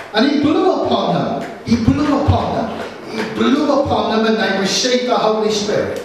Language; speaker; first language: English; native; English